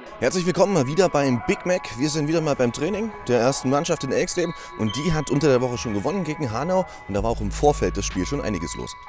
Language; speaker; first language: German; native; German